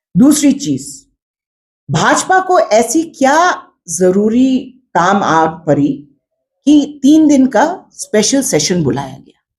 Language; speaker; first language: Hindi; non-native, local second language; Khasi